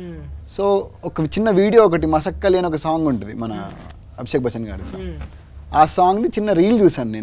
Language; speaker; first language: Telugu; native; Telugu